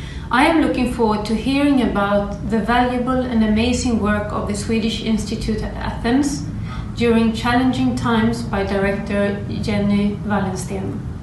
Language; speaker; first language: English; non-native, fluent; Swedish